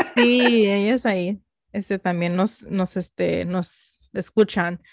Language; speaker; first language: Spanish; early bilingual, heritage; Spanish